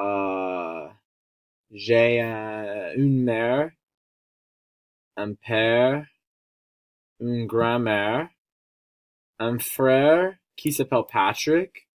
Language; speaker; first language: French; non-native, learner; English